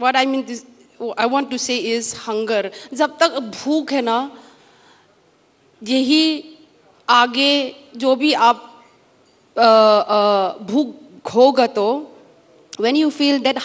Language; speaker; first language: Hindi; non-native, local second language; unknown